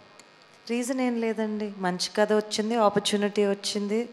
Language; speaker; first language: Telugu; native; Telugu